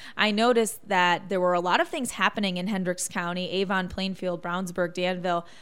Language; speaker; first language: English; native; English